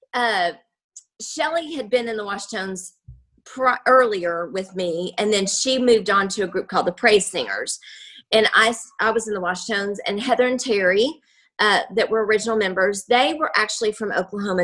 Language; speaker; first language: English; native; English